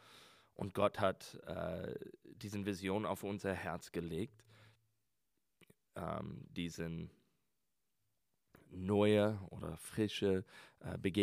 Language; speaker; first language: German; non-native, learner; English